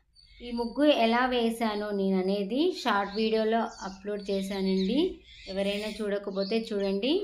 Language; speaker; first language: Telugu; native; Telugu